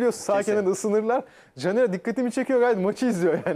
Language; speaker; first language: Turkish; native; Turkish